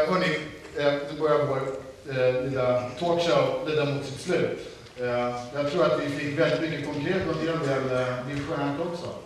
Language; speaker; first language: Swedish; native; Swedish